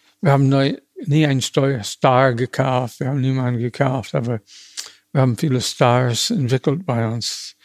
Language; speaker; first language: German; non-native, fluent; English